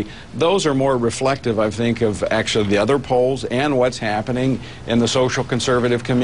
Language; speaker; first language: English; native; English